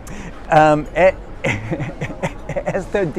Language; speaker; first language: Spanish; non-native, learner; English